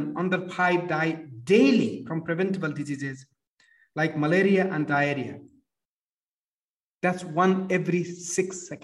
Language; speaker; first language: English; non-native, local second language; Nepali